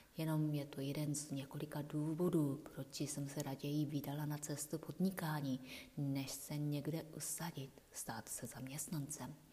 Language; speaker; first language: Czech; non-native, fluent; Japanese